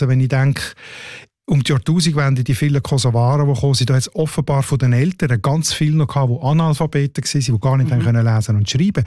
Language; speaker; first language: German; native; German